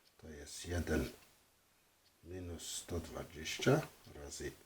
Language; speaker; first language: Polish; non-native, fluent; French